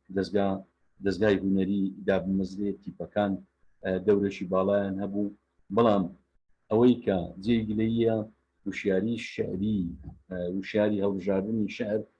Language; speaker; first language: Central Kurdish; native; Central Kurdish